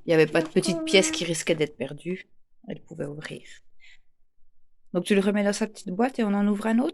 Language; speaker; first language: French; native; French